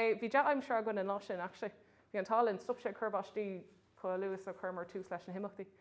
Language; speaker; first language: Irish; non-native, local second language; English